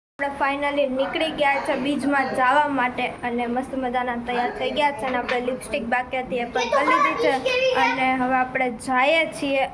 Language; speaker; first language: Gujarati; native; Gujarati